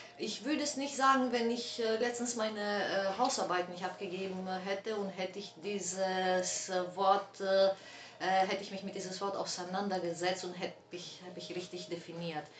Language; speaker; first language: German; non-native, fluent; Greek